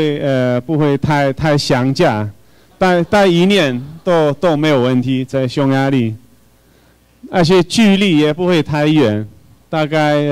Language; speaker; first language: Chinese; non-native, fluent; Hungarian